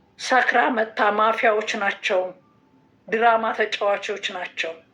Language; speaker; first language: Amharic; native; Amharic